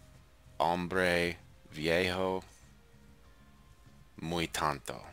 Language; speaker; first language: Spanish; non-native, learner; English